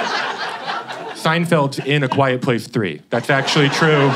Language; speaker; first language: English; native; English